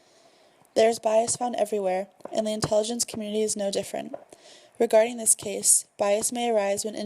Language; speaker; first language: English; native; English